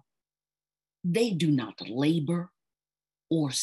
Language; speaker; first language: English; native; English